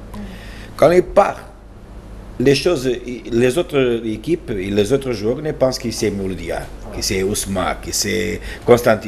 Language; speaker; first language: French; non-native, learner; Portuguese